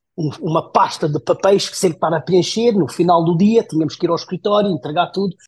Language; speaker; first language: Portuguese; early bilingual, heritage; Portuguese